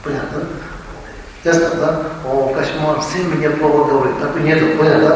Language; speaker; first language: Russian; non-native, learner; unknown